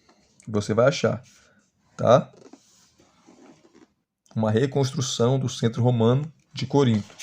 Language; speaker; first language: Portuguese; native; Portuguese